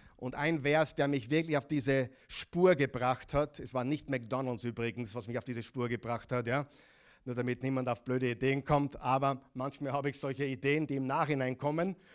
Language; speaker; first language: German; non-native, fluent; English